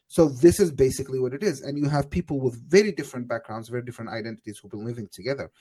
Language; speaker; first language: English; non-native, fluent; Arabic